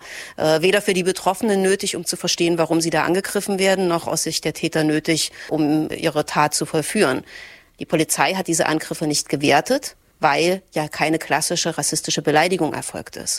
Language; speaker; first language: German; native; German